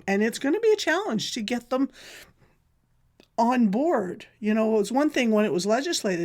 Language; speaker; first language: English; native; English